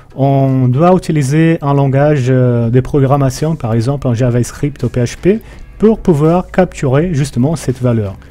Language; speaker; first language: French; non-native, fluent; Portuguese